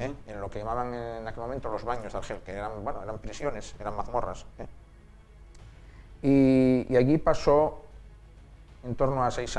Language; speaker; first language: Spanish; native; Spanish